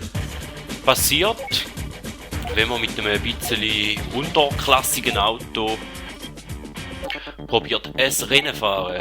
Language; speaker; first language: German; native; German